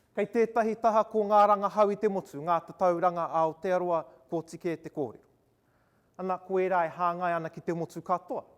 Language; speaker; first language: Māori; non-native, local second language; English